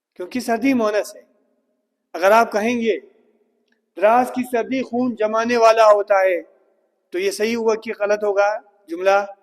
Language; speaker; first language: Urdu; non-native, local second language; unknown